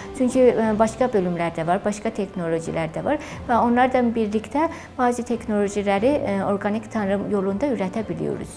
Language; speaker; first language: Turkish; non-native, fluent; Azerbaijani